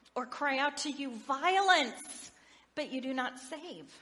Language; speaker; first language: English; native; English